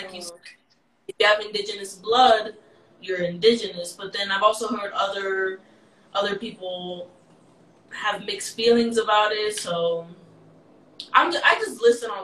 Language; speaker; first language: English; native; English